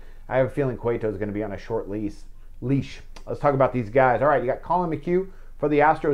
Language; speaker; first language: English; native; English